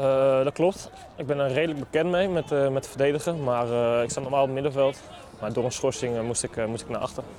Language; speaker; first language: Dutch; native; Dutch